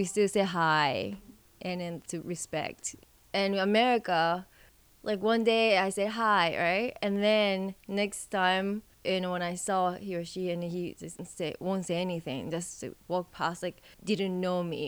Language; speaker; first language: English; non-native, fluent; Japanese